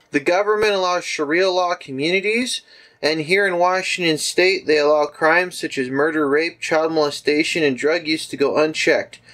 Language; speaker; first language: English; native; English